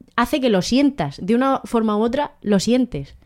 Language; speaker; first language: Spanish; native; Spanish